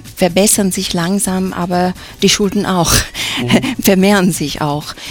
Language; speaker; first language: German; non-native, fluent; English